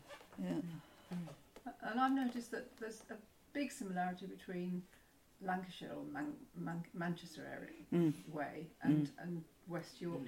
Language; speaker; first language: English; native; English